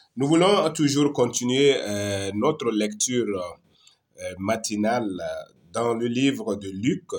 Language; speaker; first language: French; non-native, local second language; Mossi